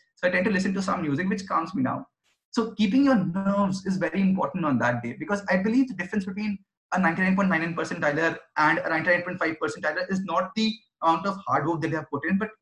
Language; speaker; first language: English; non-native, local second language; Hindi